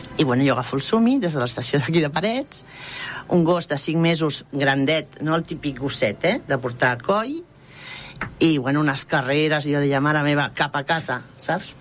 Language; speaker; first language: Catalan; non-native, local second language; Spanish